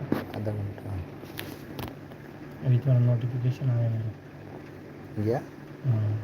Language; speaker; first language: Hindi; non-native, learner; Bangla